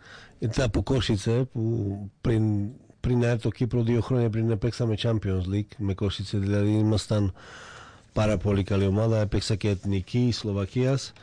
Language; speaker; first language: Greek; non-native, fluent; Slovak